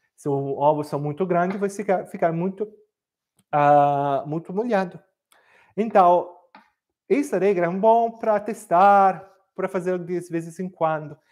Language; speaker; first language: Portuguese; non-native, fluent; Italian